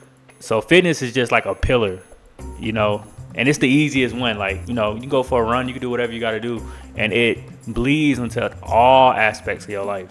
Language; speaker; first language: English; native; English